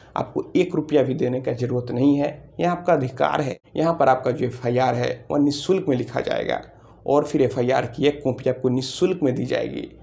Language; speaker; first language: Hindi; native; Hindi